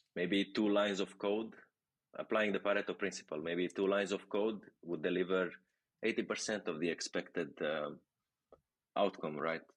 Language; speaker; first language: English; non-native, fluent; Romanian